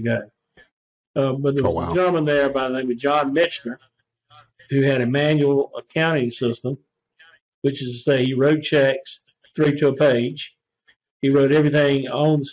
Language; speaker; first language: English; native; English